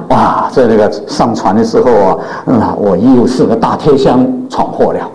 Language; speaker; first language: Chinese; native; Chinese